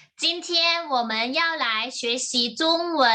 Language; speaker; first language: Chinese; non-native, fluent; Thai